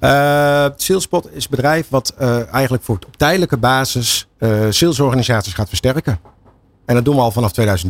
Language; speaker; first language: Dutch; native; Dutch